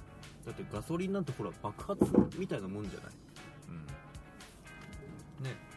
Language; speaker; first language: Japanese; native; Japanese